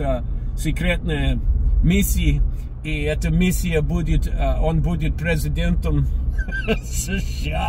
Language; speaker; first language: Russian; non-native, fluent; English